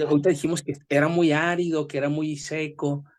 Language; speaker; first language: Spanish; native; Spanish